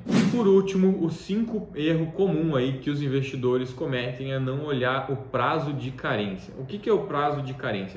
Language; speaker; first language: Portuguese; native; Portuguese